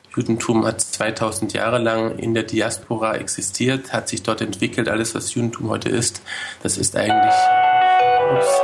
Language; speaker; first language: German; early bilingual, other home language; Hebrew